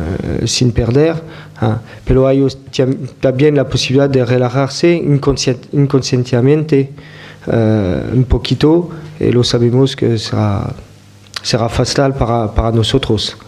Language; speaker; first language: Spanish; non-native, fluent; French